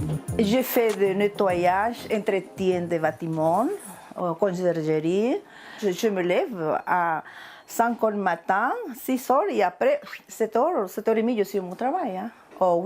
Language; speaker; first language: French; non-native, learner; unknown